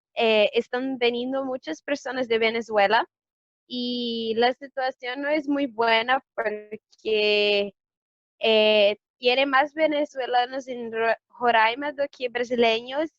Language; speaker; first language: Spanish; non-native, learner; Portuguese